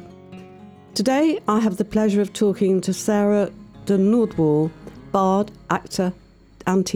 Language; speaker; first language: English; native; English